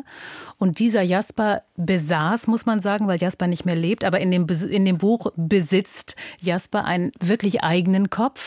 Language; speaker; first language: German; native; German